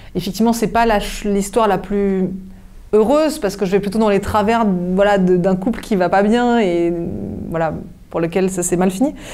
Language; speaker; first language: French; native; French